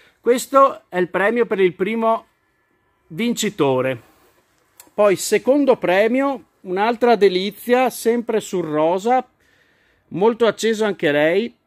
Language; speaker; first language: Italian; native; Italian